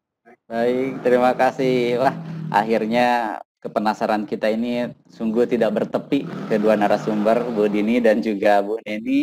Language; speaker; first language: Indonesian; native; Indonesian